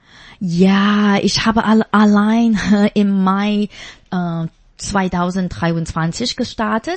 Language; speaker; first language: German; non-native, fluent; Chinese